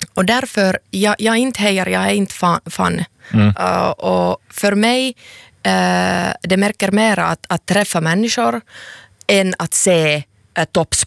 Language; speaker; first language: Swedish; non-native, local second language; Finnish